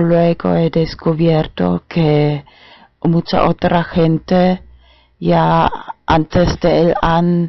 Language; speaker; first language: Spanish; non-native, learner; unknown